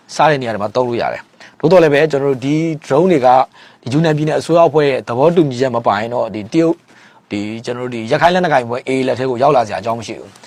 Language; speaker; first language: Burmese; native; Burmese